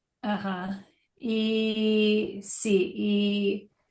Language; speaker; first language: Spanish; non-native, learner; English